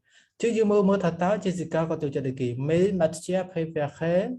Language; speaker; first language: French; non-native, fluent; Khmer